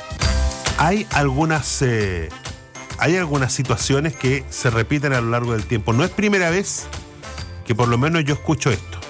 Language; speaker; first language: Spanish; native; Spanish